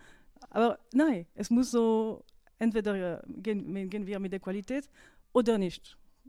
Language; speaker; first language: German; non-native, fluent; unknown